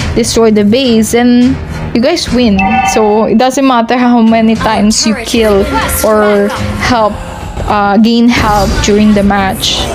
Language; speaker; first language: English; non-native, local second language; Filipino